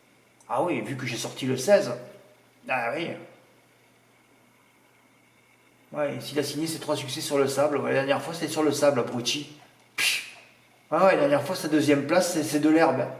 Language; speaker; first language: French; native; French